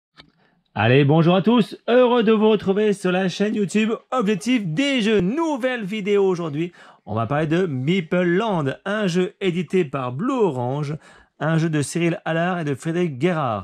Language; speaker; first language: French; native; French